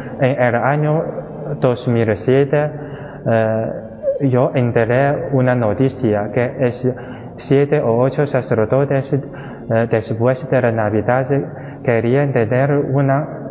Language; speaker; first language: Spanish; non-native, fluent; Chinese